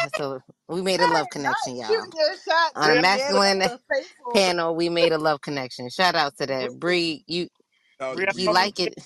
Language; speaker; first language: English; native; English